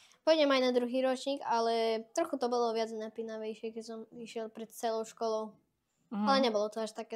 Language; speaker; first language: Slovak; early bilingual, heritage; Slovak